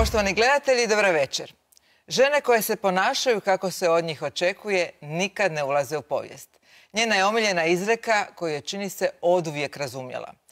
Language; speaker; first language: Croatian; native; Croatian